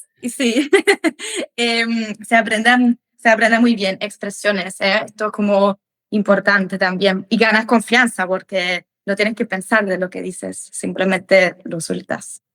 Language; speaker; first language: Spanish; non-native, fluent; German